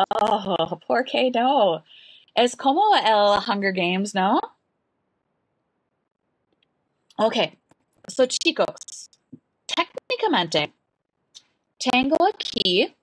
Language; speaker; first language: Spanish; non-native, learner; English